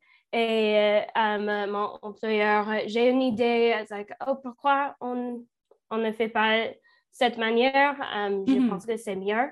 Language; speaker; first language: French; non-native, learner; English